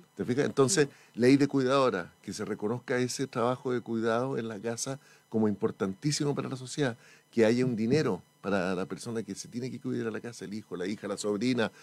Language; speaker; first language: Spanish; native; Spanish